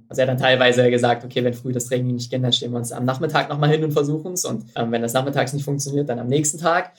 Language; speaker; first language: German; native; German